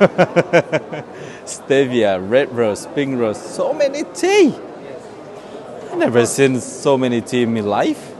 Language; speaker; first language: English; non-native, fluent; Indonesian